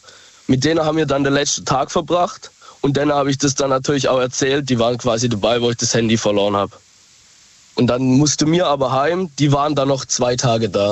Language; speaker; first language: German; native; German